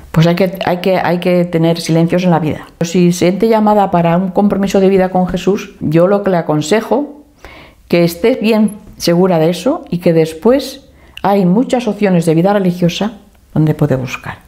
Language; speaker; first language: Spanish; native; Spanish